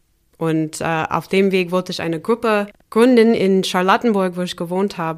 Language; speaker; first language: German; non-native, fluent; English